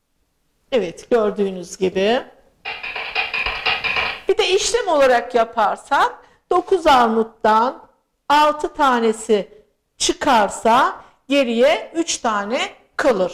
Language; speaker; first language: Turkish; native; Turkish